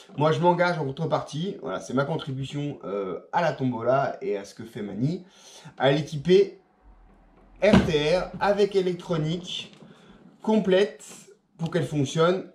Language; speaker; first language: French; native; French